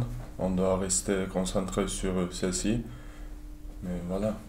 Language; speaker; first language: French; non-native, learner; Turkish